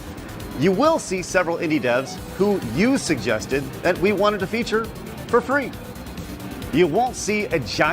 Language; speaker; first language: English; native; English